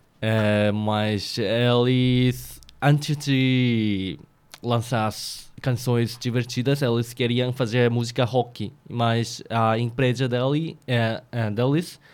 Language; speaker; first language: Portuguese; non-native, fluent; Korean